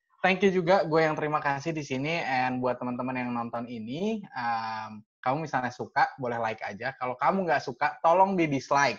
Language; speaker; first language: Indonesian; native; Indonesian